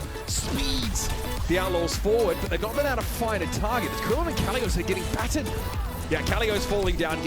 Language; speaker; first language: English; native; English